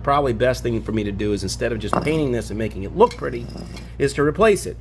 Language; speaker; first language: English; native; English